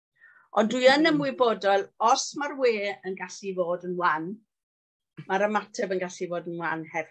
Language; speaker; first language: Welsh; native; Welsh